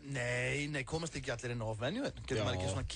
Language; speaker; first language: Icelandic; native; Icelandic